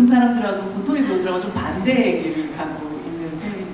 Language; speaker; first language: Korean; native; Korean